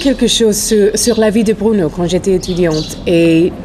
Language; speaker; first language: French; non-native, fluent; English